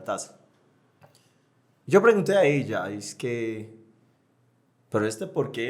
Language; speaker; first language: Spanish; non-native, fluent; English